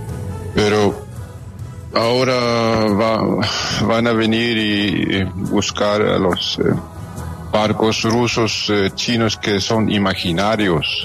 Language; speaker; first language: Spanish; non-native, fluent; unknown